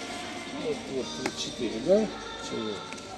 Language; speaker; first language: Russian; non-native, local second language; Ukrainian